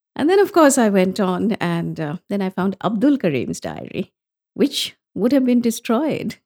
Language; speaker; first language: English; non-native, local second language; Bangla